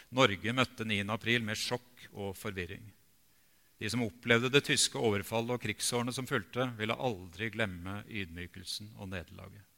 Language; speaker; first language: Norwegian; native; Norwegian